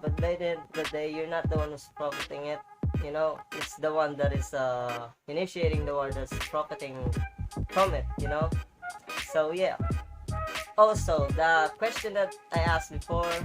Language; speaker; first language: English; native; English